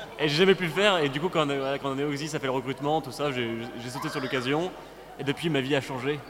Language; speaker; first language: French; native; French